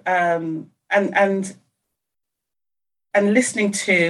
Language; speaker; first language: English; native; English